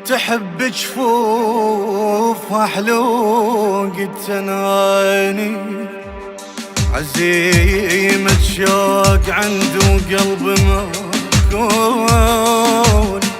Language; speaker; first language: Arabic; native; Arabic